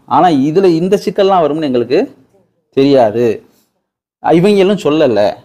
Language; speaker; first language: Tamil; native; Tamil